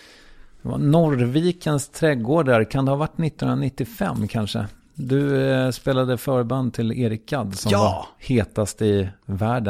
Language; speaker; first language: Swedish; native; Swedish